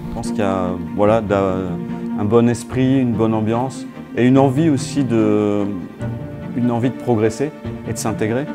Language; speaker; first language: French; native; French